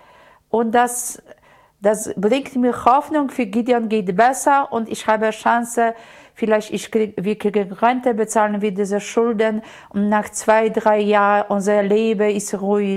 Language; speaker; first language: German; non-native, learner; Polish